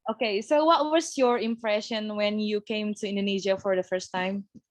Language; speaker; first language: English; non-native, fluent; Indonesian